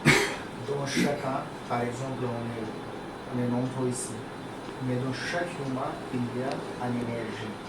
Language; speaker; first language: French; non-native, learner; Hindi